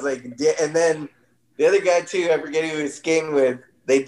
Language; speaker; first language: English; native; English